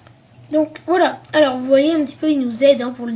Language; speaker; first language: French; native; French